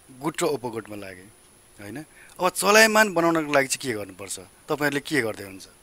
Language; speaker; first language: Nepali; native; Nepali